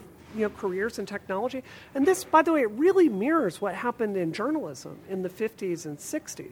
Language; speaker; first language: English; native; English